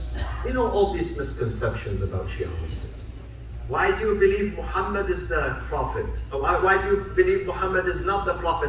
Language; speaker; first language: English; non-native, fluent; Arabic